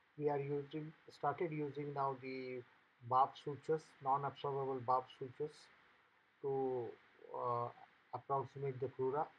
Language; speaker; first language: English; non-native, local second language; Marathi